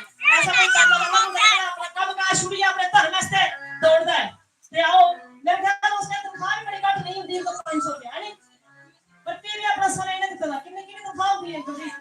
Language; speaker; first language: Hindi; non-native, local second language; Punjabi